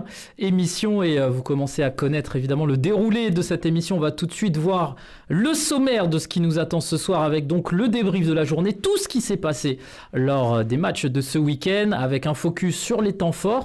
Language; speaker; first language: French; native; French